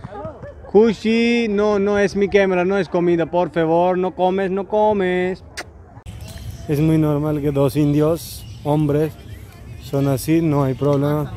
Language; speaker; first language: Spanish; non-native, learner; Hindi